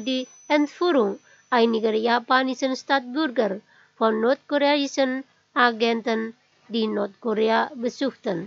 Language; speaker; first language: German; non-native, fluent; Indonesian